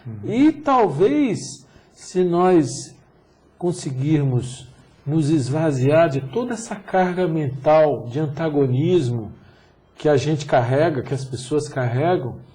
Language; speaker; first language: Portuguese; native; Portuguese